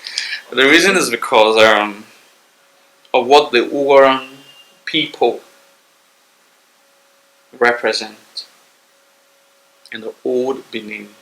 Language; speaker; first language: English; non-native, local second language; Bini